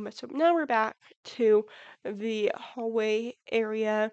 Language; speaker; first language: English; native; English